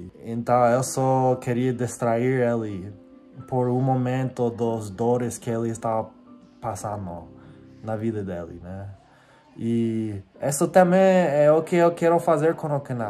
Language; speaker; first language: Portuguese; non-native, fluent; English